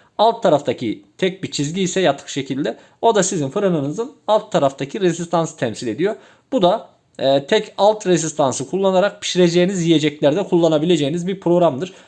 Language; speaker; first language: Turkish; native; Turkish